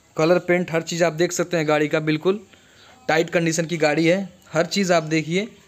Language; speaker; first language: Hindi; native; Hindi